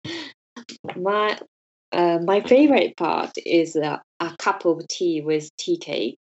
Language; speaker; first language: English; non-native, learner; Japanese